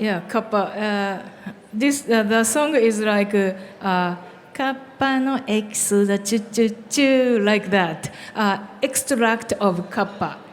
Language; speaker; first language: English; non-native, learner; Japanese